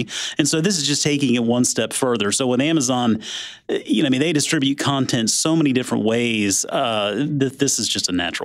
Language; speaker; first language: English; native; English